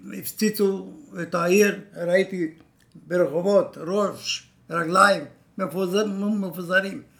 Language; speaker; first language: Hebrew; non-native, fluent; Romanian